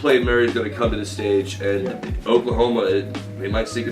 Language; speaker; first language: English; native; English